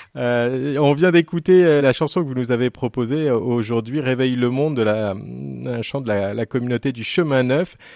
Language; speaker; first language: French; native; French